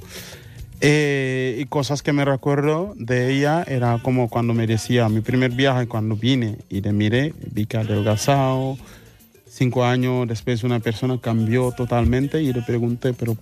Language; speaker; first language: Spanish; non-native, fluent; Mandingo